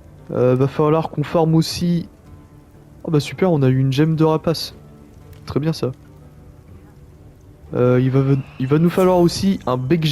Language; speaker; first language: French; native; French